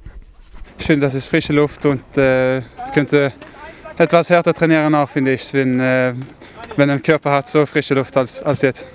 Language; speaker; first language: German; non-native, learner; Norwegian